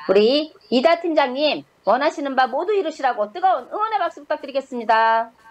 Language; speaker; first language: Korean; native; Korean